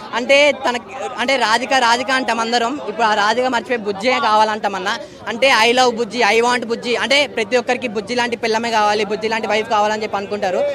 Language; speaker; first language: Telugu; native; Telugu